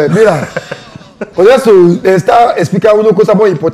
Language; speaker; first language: Spanish; non-native, learner; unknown